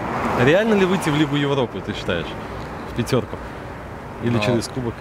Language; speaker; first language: Russian; native; Russian